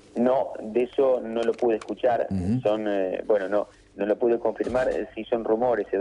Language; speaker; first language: Spanish; native; Spanish